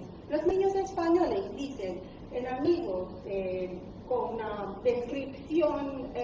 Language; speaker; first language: Spanish; non-native, learner; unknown